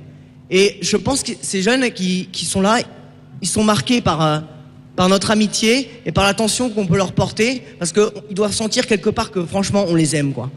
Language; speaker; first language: French; native; French